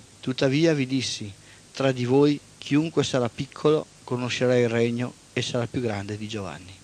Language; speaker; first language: Italian; native; Italian